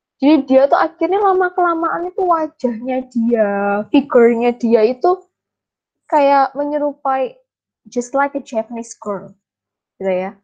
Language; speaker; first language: Indonesian; native; Indonesian